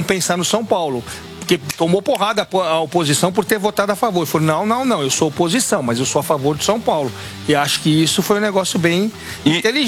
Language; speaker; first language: Portuguese; native; Portuguese